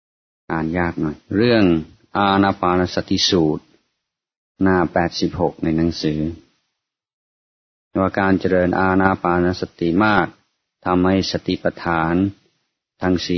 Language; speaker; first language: Thai; non-native, fluent; English